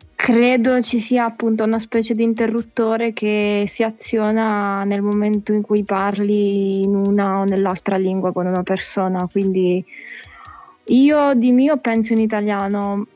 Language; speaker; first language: Italian; non-native, fluent; Croatian